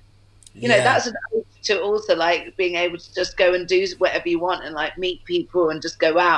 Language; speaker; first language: English; native; English